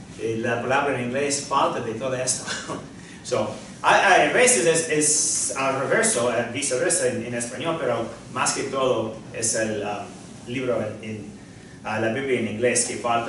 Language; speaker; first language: Spanish; non-native, fluent; English